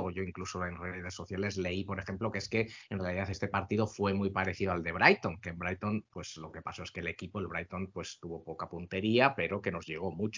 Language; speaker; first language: Spanish; native; Spanish